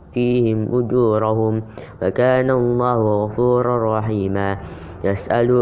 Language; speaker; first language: Arabic; non-native, learner; Indonesian